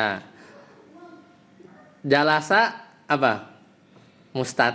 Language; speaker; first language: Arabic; non-native, fluent; Indonesian